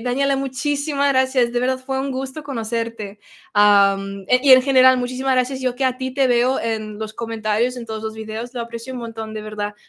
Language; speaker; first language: Spanish; non-native, fluent; Russian